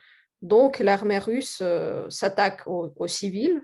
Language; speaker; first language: French; non-native, fluent; Russian